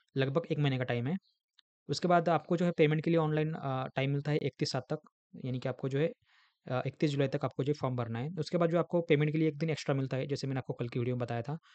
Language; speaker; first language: Hindi; non-native, local second language; Marathi